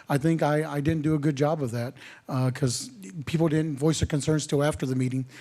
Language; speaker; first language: English; native; English